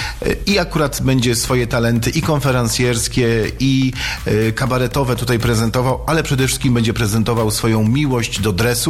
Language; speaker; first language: Polish; native; Polish